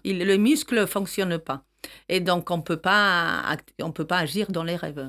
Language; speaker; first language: French; non-native, fluent; Spanish